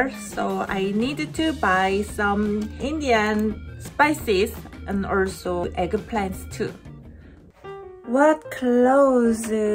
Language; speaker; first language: English; non-native, learner; Korean